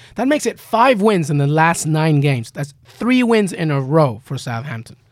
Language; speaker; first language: English; native; English